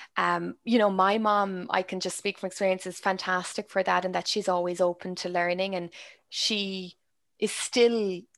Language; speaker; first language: English; native; English